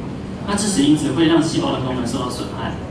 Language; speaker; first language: Chinese; native; Chinese